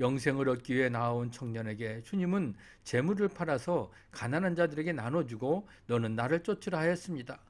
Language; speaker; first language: Korean; native; Korean